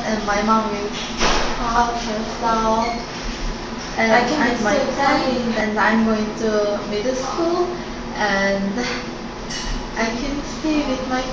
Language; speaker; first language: English; non-native, learner; Korean